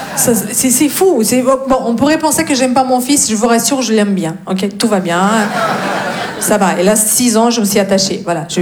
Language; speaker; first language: French; non-native, fluent; Russian